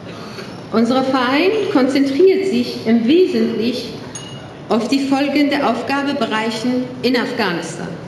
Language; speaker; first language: German; non-native, fluent; Persian